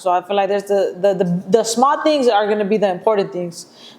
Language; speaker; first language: English; native; English